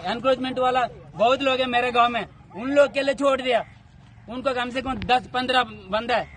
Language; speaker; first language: Hindi; non-native, local second language; Telugu